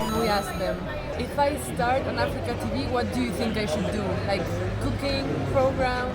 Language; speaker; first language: English; non-native, fluent; Spanish